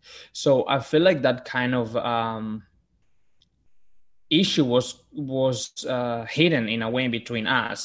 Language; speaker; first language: English; non-native, fluent; Spanish